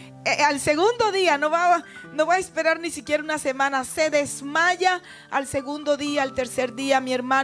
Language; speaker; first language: Spanish; native; Spanish